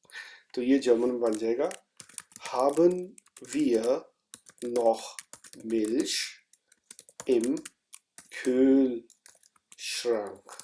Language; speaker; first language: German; non-native, fluent; Urdu